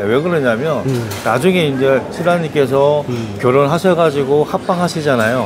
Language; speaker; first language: Korean; native; Korean